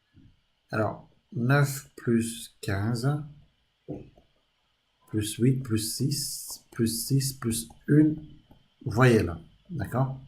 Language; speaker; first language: French; native; French